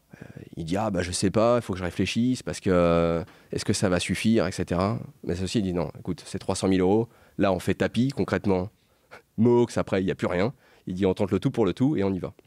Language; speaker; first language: French; native; French